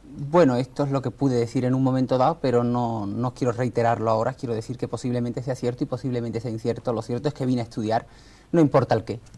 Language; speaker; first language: Spanish; early bilingual, other home language; Arabic